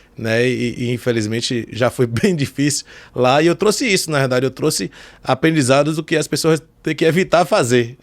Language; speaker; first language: Portuguese; early bilingual, heritage; Portuguese